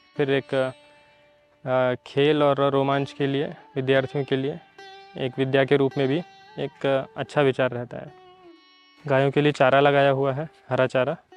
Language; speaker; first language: Hindi; native; Hindi